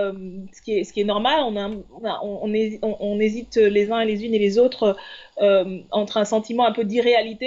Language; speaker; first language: French; native; French